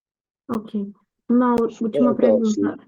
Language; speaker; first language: Spanish; non-native, fluent; Portuguese